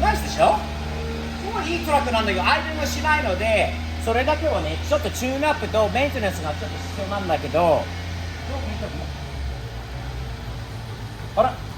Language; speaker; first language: Japanese; non-native, fluent; English